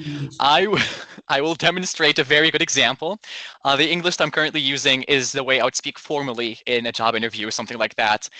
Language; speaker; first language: English; non-native, local second language; Arabic